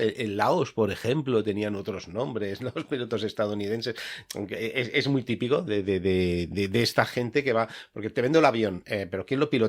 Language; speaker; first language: Spanish; native; Spanish